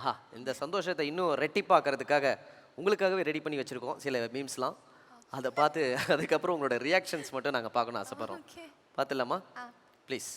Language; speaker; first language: Tamil; native; Tamil